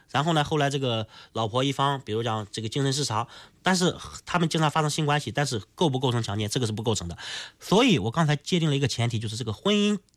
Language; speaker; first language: Chinese; native; Chinese